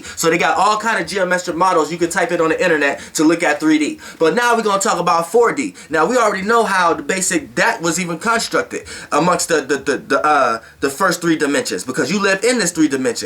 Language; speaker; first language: English; native; English